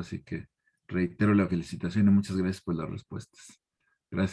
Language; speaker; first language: Spanish; native; Spanish